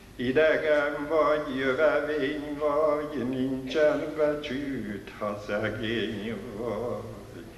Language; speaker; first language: Hungarian; native; Hungarian